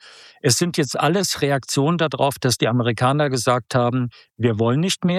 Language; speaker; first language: German; native; German